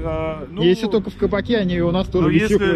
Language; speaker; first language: Russian; native; Russian